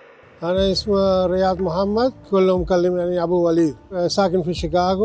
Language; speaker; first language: Arabic; non-native, learner; Urdu